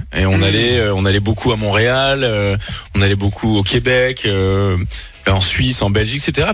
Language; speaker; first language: French; native; French